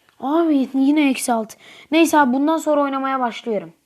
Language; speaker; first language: Turkish; native; Turkish